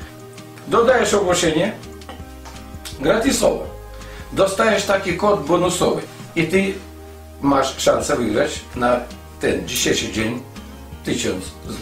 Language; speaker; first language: Polish; non-native, fluent; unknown